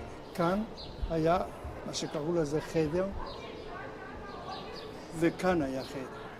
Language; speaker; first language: Hebrew; non-native, local second language; Yiddish